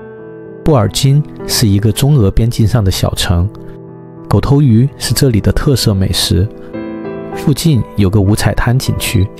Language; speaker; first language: Chinese; native; Chinese